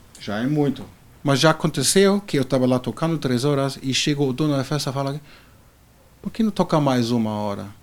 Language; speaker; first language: Portuguese; non-native, fluent; German